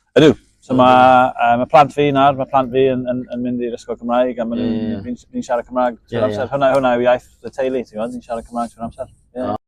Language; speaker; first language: Welsh; native; Welsh